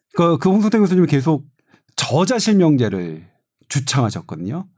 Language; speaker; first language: Korean; native; Korean